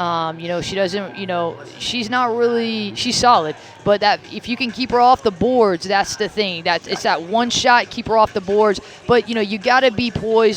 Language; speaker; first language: English; native; English